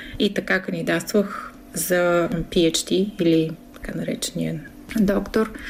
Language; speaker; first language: Bulgarian; native; Bulgarian